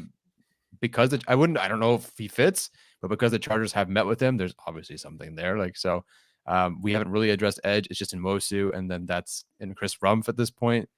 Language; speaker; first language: English; native; English